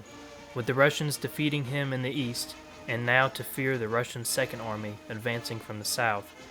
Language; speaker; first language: English; native; English